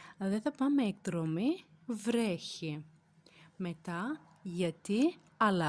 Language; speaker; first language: Greek; non-native, fluent; Turkish